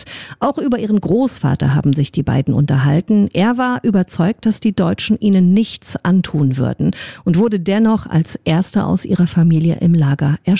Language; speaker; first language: German; native; German